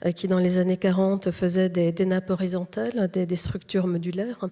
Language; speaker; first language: French; native; French